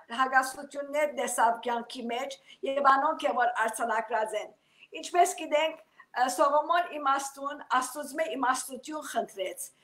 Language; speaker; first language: Armenian; early bilingual, heritage; Armenian